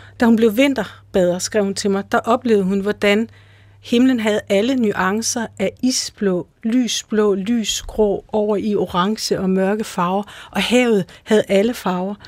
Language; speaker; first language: Danish; native; Danish